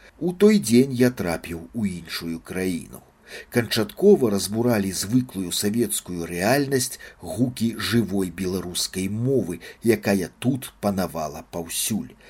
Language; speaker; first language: Belarusian; native; Belarusian